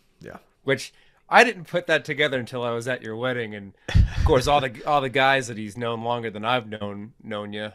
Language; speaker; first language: English; native; English